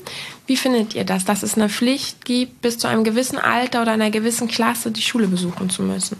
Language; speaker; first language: German; native; German